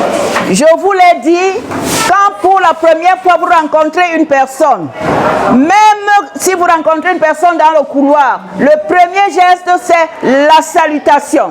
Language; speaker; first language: French; non-native, local second language; Duala